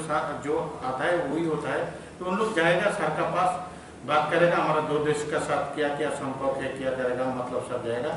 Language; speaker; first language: Hindi; non-native, local second language; Bangla